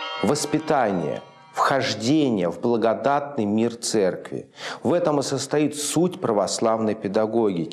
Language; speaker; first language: Russian; native; Russian